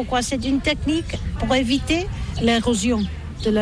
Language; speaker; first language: French; non-native, learner; Catalan